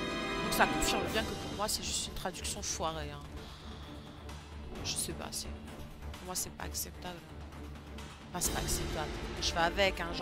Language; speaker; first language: French; native; French